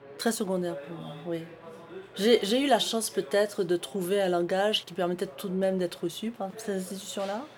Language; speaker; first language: French; native; French